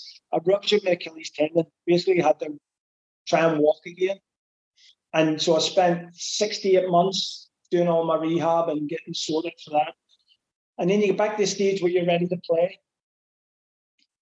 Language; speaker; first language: English; native; English